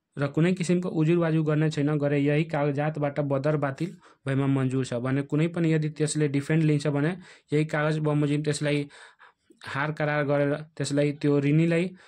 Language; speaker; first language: Nepali; non-native, local second language; Bhojpuri